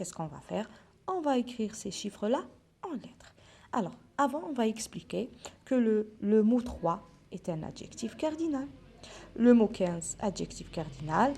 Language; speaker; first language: French; non-native, local second language; Arabic